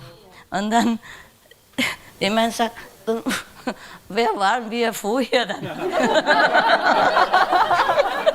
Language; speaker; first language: German; non-native, learner; Vietnamese